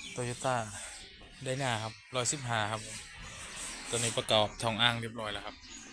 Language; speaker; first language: Thai; native; Thai